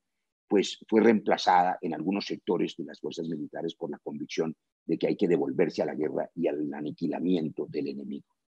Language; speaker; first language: Spanish; native; Spanish